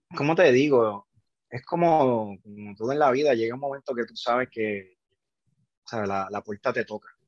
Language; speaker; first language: Spanish; native; Spanish